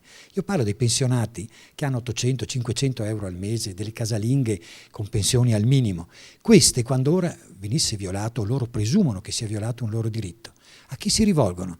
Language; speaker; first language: Italian; native; Italian